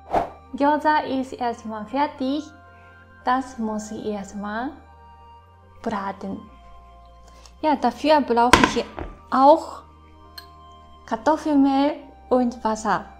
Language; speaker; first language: German; non-native, fluent; Japanese